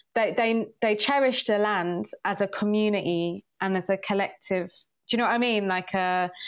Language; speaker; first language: English; early bilingual, other home language; Swahili